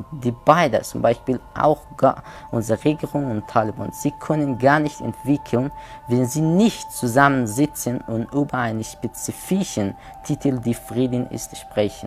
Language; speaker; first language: German; non-native, learner; Persian